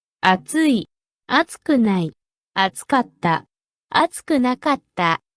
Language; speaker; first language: Japanese; non-native, fluent; Korean